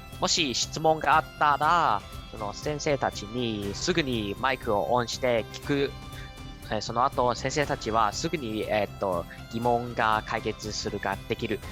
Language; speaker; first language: Japanese; non-native, learner; Cantonese